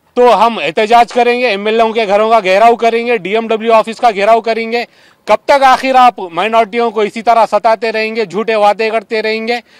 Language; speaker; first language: Urdu; native; Urdu